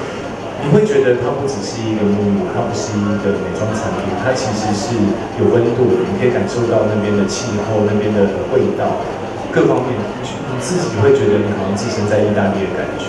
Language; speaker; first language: Chinese; native; Chinese